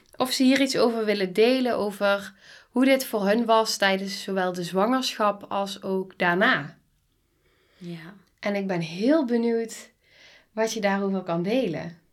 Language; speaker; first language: Dutch; native; Dutch